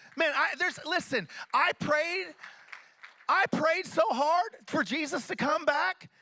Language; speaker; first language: English; native; English